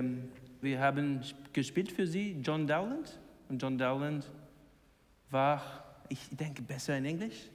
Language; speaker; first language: German; non-native, learner; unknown